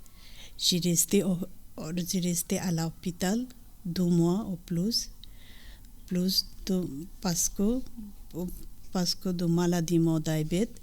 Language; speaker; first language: French; non-native, learner; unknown